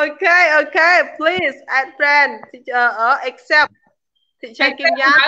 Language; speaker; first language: English; non-native, learner; Khmer